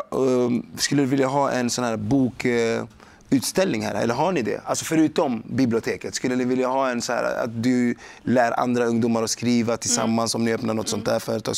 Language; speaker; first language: Swedish; native; Swedish